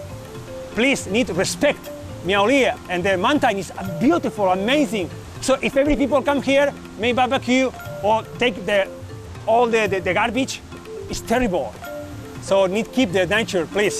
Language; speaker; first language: English; non-native, learner; Spanish